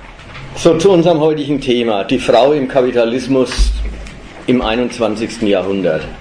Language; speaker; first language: German; native; German